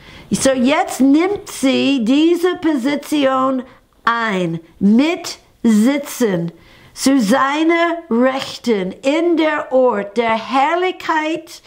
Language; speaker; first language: German; non-native, fluent; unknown